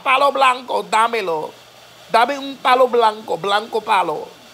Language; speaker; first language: Spanish; non-native, learner; English